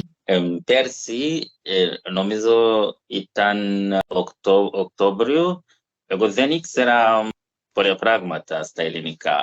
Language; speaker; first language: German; non-native, fluent; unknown